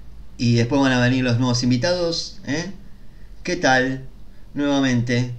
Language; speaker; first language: Spanish; native; Spanish